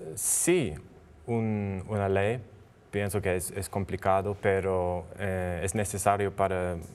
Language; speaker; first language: Spanish; non-native, learner; English